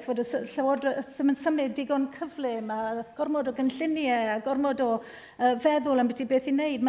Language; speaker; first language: Welsh; native; Welsh